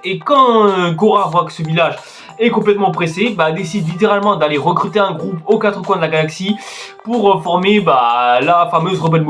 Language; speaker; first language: French; native; French